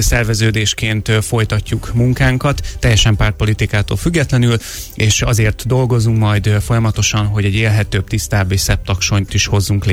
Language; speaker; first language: Hungarian; native; Hungarian